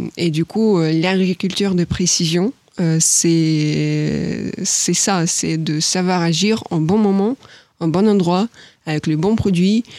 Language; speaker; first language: French; non-native, fluent; Ukrainian